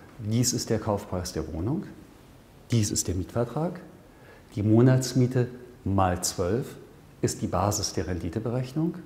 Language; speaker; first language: German; native; German